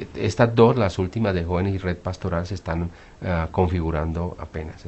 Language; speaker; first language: Spanish; native; Spanish